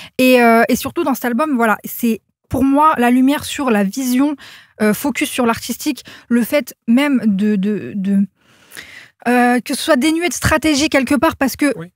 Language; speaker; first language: French; native; French